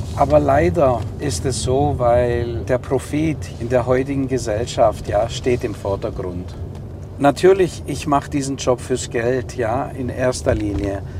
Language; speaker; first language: German; non-native, fluent; Greek